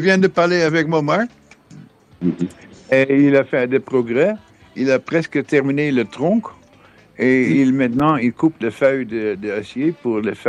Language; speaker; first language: French; non-native, fluent; Dutch